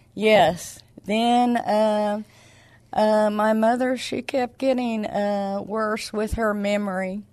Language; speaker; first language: English; native; English